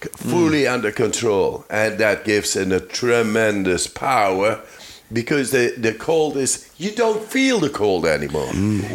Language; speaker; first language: English; non-native, fluent; Dutch